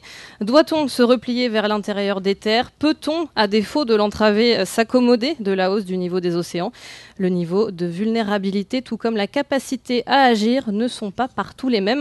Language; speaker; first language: French; native; French